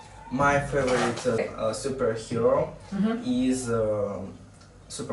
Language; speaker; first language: English; non-native, learner; Russian